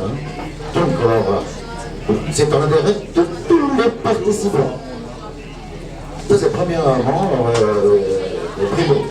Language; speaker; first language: French; non-native, fluent; Chinese